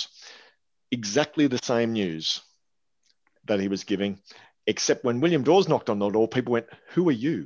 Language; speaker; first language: English; native; English